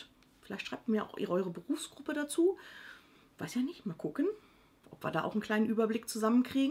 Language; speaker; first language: German; native; German